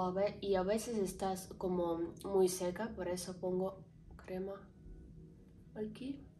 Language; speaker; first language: Spanish; non-native, learner; Ukrainian